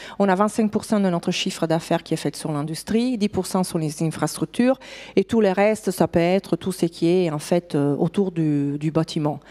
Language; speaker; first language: French; non-native, fluent; Italian